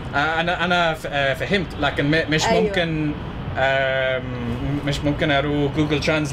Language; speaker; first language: Arabic; non-native, learner; English